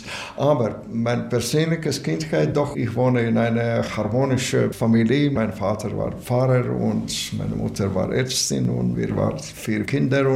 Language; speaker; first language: German; non-native, learner; Latvian